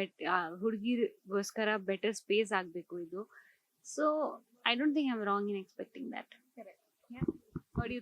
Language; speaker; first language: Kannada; non-native, local second language; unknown